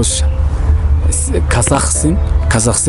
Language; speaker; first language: Kazakh; non-native, learner; Somali